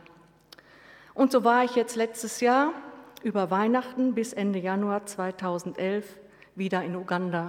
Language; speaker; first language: German; native; German